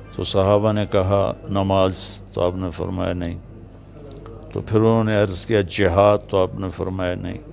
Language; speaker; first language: Urdu; non-native, local second language; Punjabi